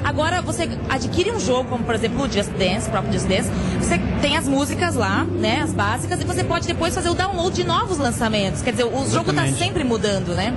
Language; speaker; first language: Portuguese; native; Portuguese